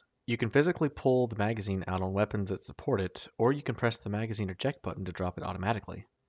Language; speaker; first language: English; native; English